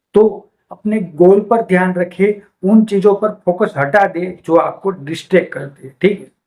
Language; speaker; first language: Hindi; non-native, local second language; Gujarati